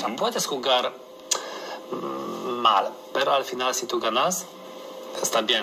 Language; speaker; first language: Spanish; non-native, learner; Polish